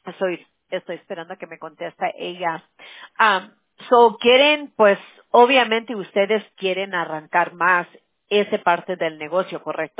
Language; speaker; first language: Spanish; early bilingual, heritage; Spanish